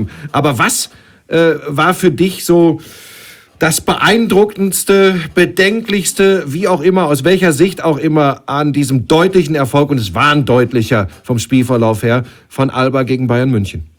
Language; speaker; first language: German; native; German